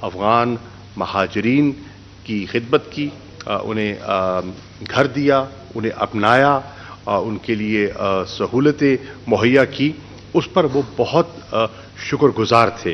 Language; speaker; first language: Urdu; non-native, local second language; Saraiki